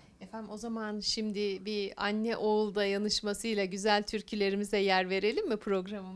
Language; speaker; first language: Turkish; native; Turkish